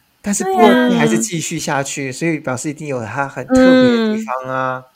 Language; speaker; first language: Chinese; native; Chinese